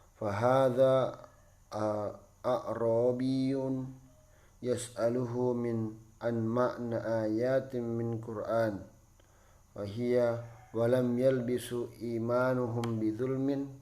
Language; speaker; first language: Arabic; non-native, fluent; Indonesian